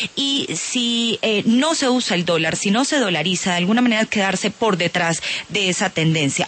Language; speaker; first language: Spanish; native; Spanish